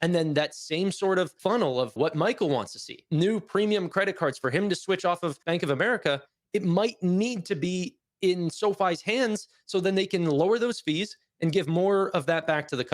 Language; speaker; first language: English; native; English